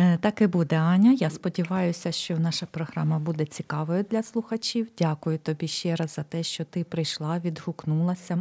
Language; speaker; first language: Ukrainian; native; Ukrainian